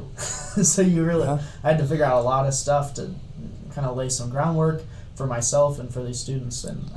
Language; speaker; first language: English; native; English